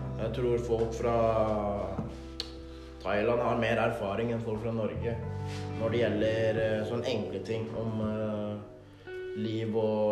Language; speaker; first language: Norwegian; early bilingual, other home language; Thai